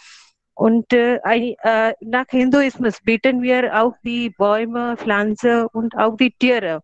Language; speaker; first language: German; non-native, learner; Hindi